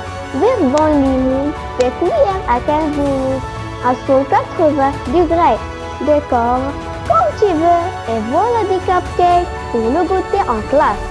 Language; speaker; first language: French; non-native, learner; Arabic